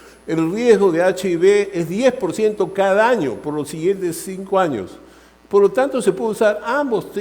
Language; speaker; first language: Spanish; native; Spanish